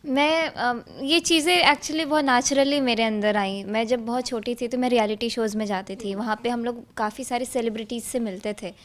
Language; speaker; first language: Hindi; native; Hindi